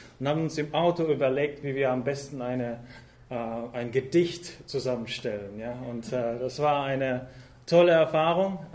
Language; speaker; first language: German; non-native, fluent; Russian